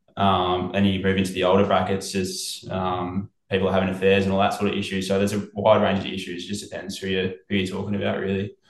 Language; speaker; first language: English; native; English